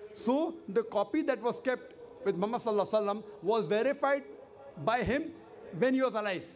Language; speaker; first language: English; non-native, local second language; Urdu